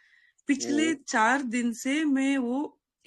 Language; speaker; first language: Hindi; non-native, local second language; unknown